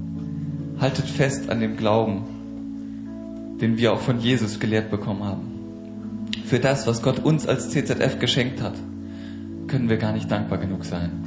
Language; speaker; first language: German; native; German